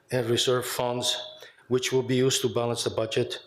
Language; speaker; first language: English; non-native, fluent; Italian